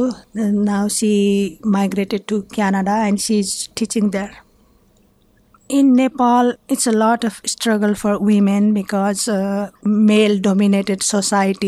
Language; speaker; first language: English; non-native, fluent; Nepali